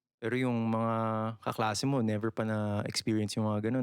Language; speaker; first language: Filipino; native; Filipino